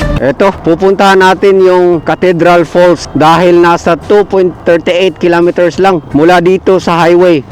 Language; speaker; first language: Filipino; non-native, local second language; Cebuano